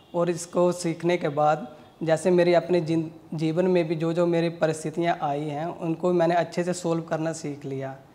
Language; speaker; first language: Hindi; native; Hindi